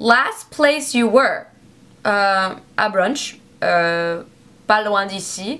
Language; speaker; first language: French; non-native, learner; English